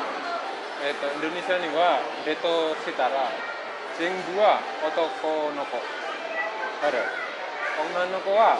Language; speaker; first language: Japanese; non-native, learner; Indonesian